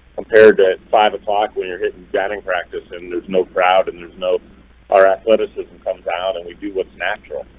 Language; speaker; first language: English; native; English